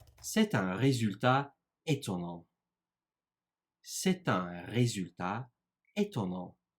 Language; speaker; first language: French; non-native, fluent; Turkish